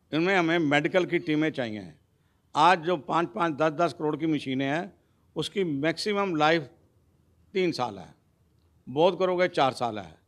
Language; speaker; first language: Hindi; non-native, local second language; Punjabi